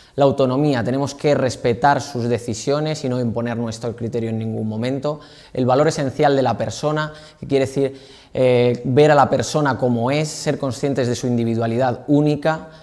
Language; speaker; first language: Spanish; native; Spanish